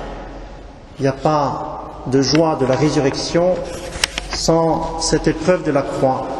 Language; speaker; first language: French; native; French